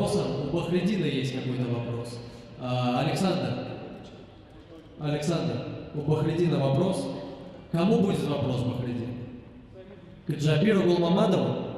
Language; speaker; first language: Russian; native; Russian